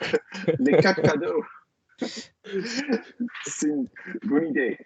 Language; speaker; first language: French; non-native, learner; English